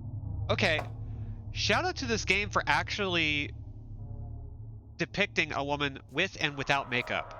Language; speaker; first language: English; native; English